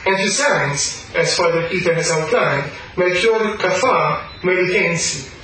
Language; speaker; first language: English; non-native, local second language; Maltese